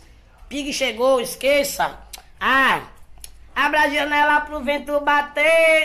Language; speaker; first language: Portuguese; native; Portuguese